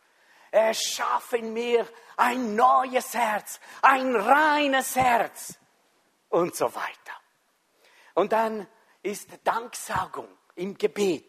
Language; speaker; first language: German; non-native, fluent; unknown